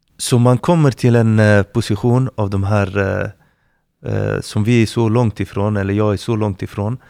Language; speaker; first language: Swedish; non-native, fluent; Arabic